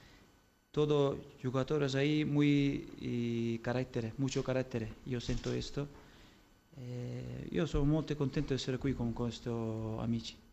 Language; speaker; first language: Italian; non-native, learner; Turkish